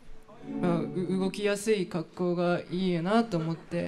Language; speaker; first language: Japanese; native; Japanese